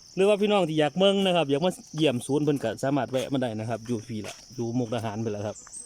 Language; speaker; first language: Thai; native; Thai